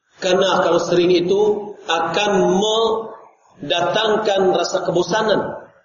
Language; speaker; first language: Indonesian; non-native, local second language; Minangkabau